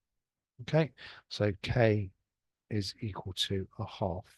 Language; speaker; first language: English; native; English